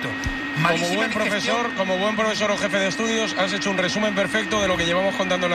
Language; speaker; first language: Spanish; native; Spanish